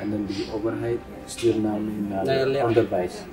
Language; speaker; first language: Dutch; non-native, learner; Tigrinya